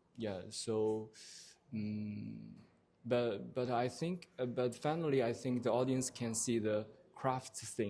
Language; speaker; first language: English; non-native, learner; Chinese